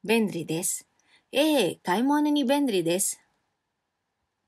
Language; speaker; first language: Japanese; non-native, fluent; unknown